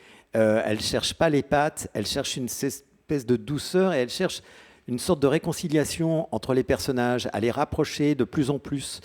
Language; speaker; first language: French; native; French